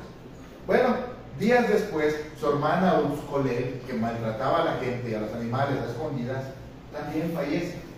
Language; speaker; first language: Spanish; native; Spanish